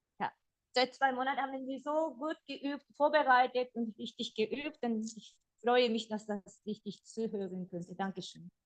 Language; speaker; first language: German; non-native, learner; Japanese